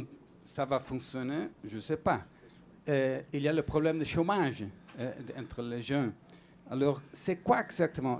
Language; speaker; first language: French; non-native, fluent; Portuguese